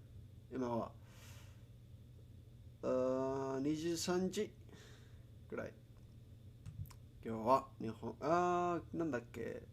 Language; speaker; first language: Japanese; non-native, learner; Spanish